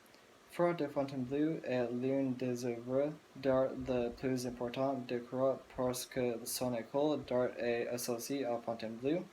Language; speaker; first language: French; non-native, learner; English